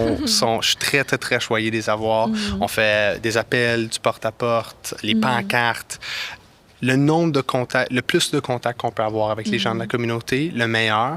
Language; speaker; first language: French; native; French